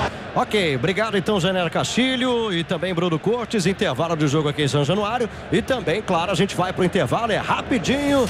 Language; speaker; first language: Portuguese; native; Portuguese